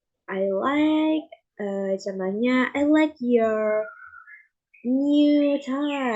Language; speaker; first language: English; non-native, fluent; Indonesian